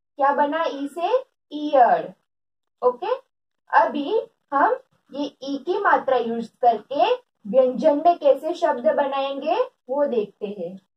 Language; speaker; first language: Hindi; non-native, local second language; Gujarati